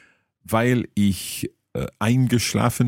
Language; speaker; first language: German; non-native, fluent; English